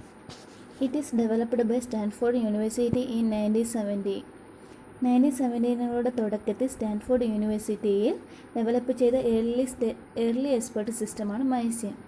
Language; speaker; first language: Malayalam; native; Malayalam